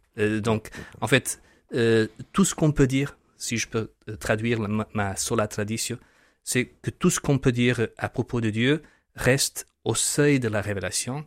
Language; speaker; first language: French; non-native, fluent; Portuguese